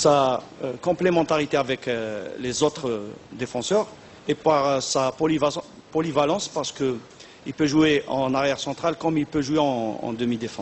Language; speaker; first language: French; non-native, local second language; Arabic